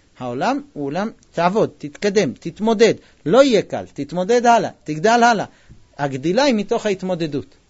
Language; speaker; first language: Hebrew; non-native, fluent; English